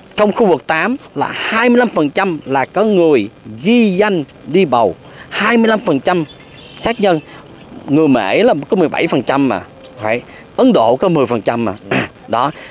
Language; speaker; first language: Vietnamese; early bilingual, other home language; English